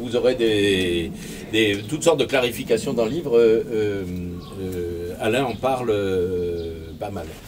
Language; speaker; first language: French; native; French